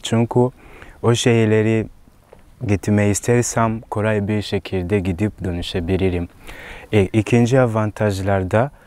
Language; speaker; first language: Turkish; non-native, learner; Kinyarwanda